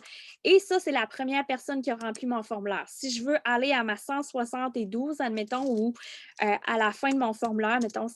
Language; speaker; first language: French; native; French